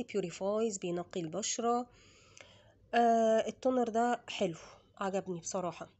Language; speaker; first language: Arabic; native; Arabic